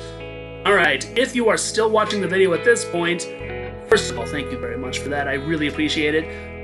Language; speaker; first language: English; native; English